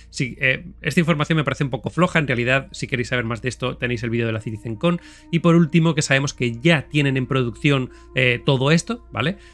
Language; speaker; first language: Spanish; native; Spanish